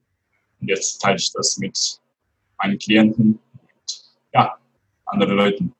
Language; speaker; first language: German; non-native, fluent; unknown